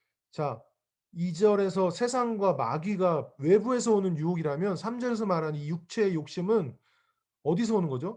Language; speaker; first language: Korean; native; Korean